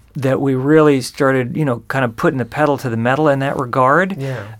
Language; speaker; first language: English; native; English